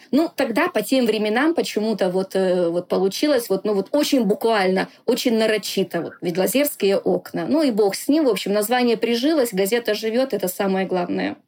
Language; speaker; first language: Russian; non-native, local second language; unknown